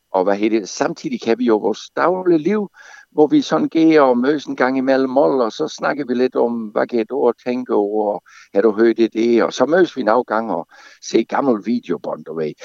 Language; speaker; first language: Danish; native; Danish